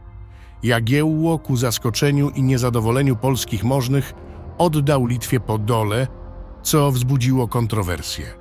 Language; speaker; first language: Polish; native; Polish